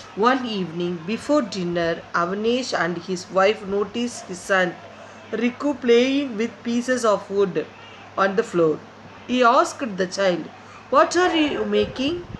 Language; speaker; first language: English; non-native, local second language; Tamil